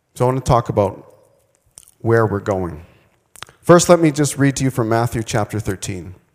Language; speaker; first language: English; native; English